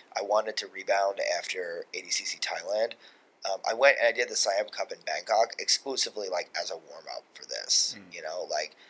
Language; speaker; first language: English; native; English